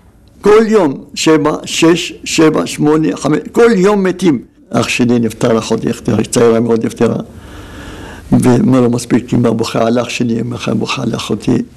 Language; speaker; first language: Hebrew; non-native, local second language; Arabic